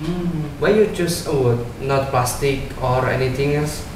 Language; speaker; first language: English; non-native, learner; Indonesian